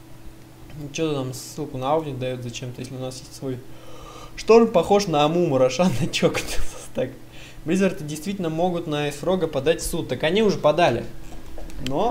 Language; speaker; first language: Russian; native; Russian